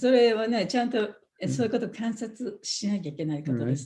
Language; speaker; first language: Japanese; native; Japanese